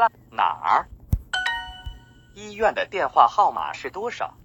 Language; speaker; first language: Chinese; non-native, learner; English